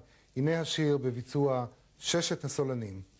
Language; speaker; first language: Hebrew; native; Hebrew